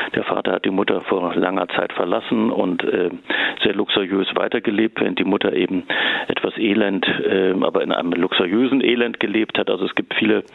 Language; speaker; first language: German; native; German